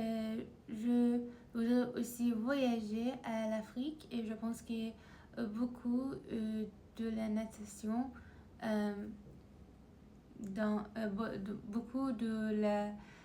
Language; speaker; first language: French; non-native, learner; Persian